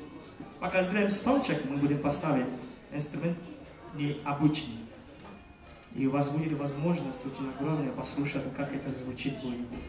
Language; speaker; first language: Russian; non-native, fluent; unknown